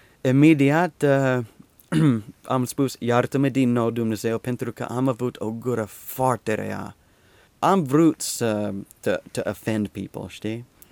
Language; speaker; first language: Romanian; non-native, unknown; English